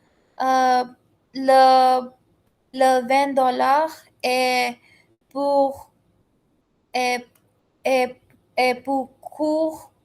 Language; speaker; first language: French; non-native, learner; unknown